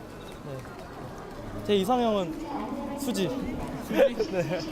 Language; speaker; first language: Korean; early bilingual, heritage; Korean